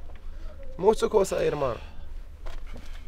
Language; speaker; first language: Spanish; non-native, learner; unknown